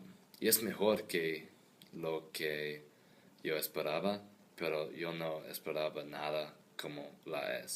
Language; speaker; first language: Spanish; non-native, learner; English